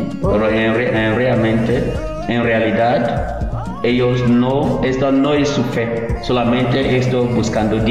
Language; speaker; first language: Spanish; non-native, learner; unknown